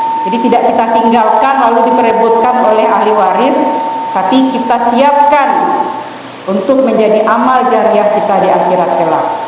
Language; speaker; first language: Indonesian; native; Indonesian